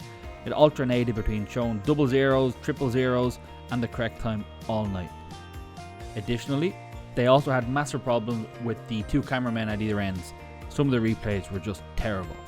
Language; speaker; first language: English; native; English